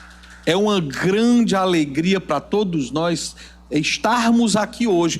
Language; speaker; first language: Portuguese; native; Portuguese